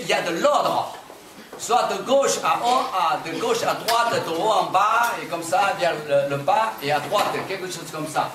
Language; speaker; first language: French; non-native, fluent; Chinese